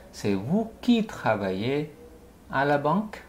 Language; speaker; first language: French; non-native, fluent; Indonesian